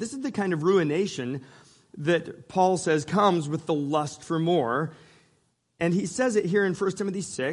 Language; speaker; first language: English; native; English